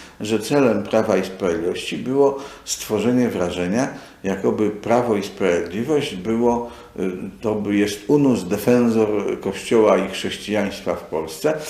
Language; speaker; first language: Polish; native; Polish